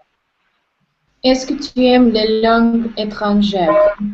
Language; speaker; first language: French; non-native, learner; Russian